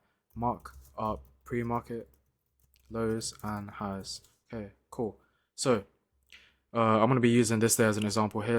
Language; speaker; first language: English; native; English